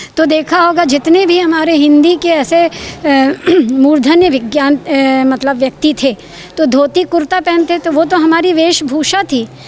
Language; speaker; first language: Hindi; native; Hindi